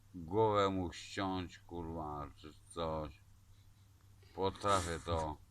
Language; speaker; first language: Polish; native; Polish